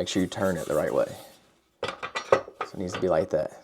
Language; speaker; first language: English; native; English